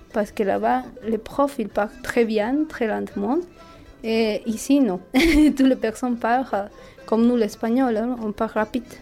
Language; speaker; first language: French; non-native, fluent; Spanish